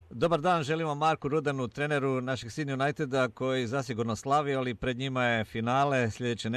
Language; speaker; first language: Croatian; native; Croatian